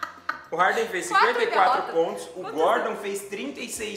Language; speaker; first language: Portuguese; native; Portuguese